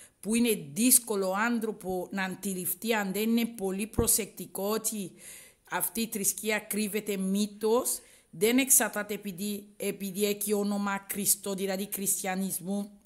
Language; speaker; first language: Greek; non-native, learner; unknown